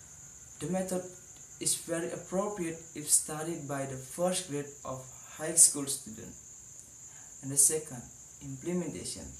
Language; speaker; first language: English; non-native, learner; Indonesian